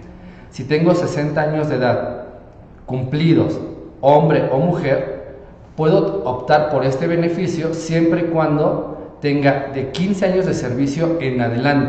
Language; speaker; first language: Spanish; native; Spanish